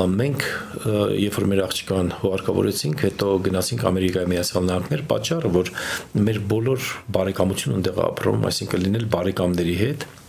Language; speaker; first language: Armenian; native; Armenian